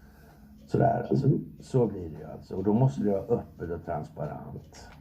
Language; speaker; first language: Swedish; native; Swedish